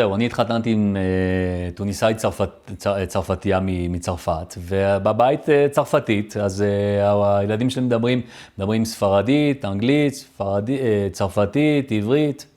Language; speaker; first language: Hebrew; early bilingual, other home language; French